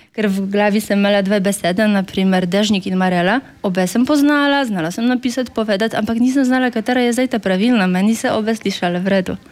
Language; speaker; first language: Slovenian; non-native, fluent; Polish